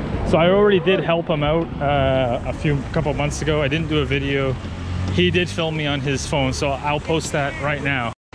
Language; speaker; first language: English; native; English